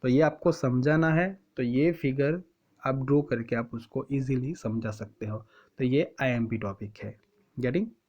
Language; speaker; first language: Hindi; non-native, local second language; Gujarati